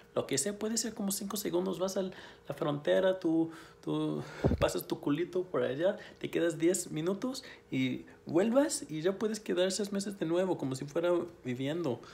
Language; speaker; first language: Spanish; non-native, fluent; English